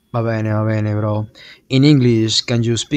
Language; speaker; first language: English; non-native, fluent; Spanish